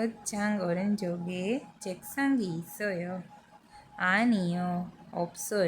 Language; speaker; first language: Korean; non-native, fluent; Hindi